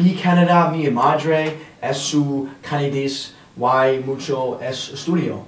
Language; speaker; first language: Spanish; non-native, learner; English